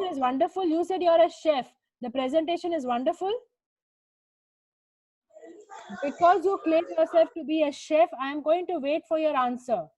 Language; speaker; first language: English; non-native, local second language; Hindi